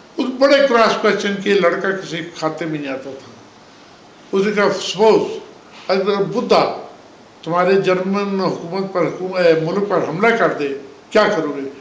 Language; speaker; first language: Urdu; non-native, local second language; Punjabi